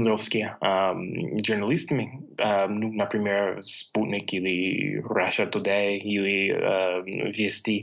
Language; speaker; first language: Russian; non-native, fluent; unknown